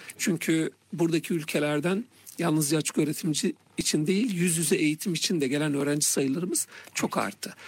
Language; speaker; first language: Turkish; native; Turkish